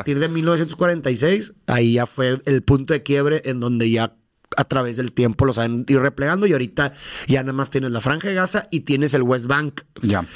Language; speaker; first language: Spanish; native; Spanish